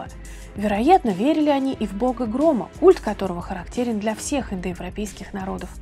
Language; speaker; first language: Russian; native; Russian